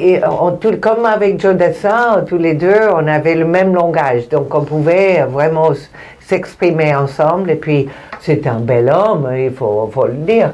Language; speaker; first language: French; non-native, fluent; Spanish